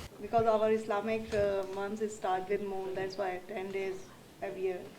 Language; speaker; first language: English; non-native, learner; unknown